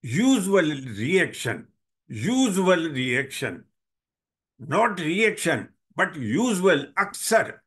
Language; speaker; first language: Hindi; native; Hindi